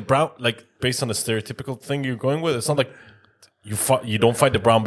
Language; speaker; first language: English; non-native, fluent; Persian